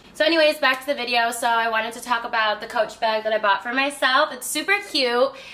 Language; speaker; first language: English; native; English